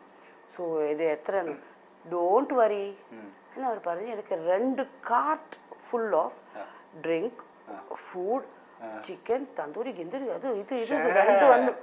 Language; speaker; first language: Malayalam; non-native, local second language; Tamil